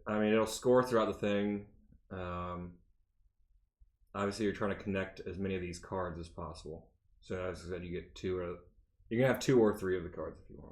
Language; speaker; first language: English; native; English